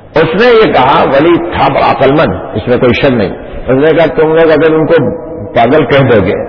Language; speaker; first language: Urdu; non-native, local second language; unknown